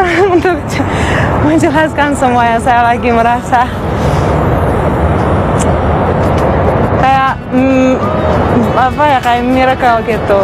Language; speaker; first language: Indonesian; non-native, fluent; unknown